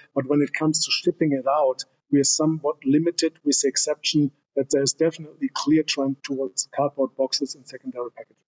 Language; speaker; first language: English; non-native, fluent; German